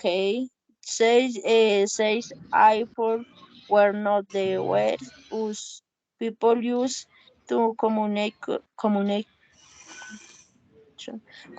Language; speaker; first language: English; non-native, learner; Spanish